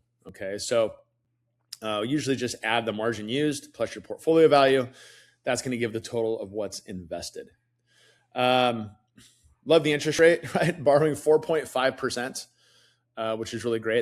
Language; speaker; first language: English; native; English